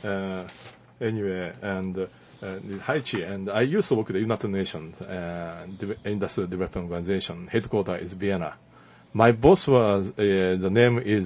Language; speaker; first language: English; non-native, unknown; Japanese